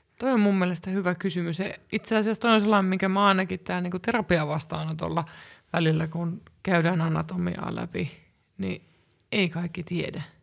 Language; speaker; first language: Finnish; native; Finnish